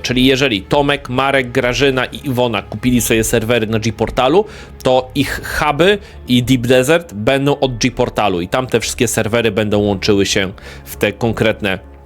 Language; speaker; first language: Polish; native; Polish